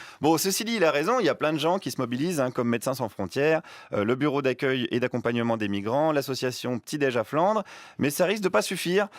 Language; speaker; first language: French; native; French